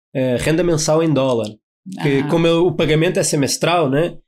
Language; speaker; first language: Portuguese; native; Portuguese